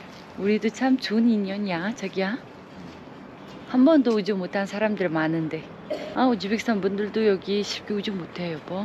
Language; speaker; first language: Korean; non-native, fluent; Uzbek